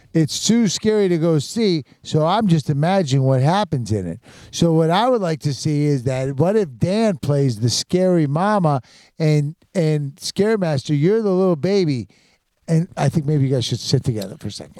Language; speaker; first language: English; native; English